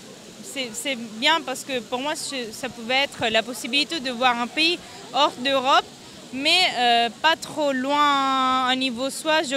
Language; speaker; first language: French; non-native, fluent; Italian